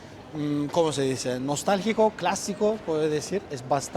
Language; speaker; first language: Spanish; non-native, learner; Turkish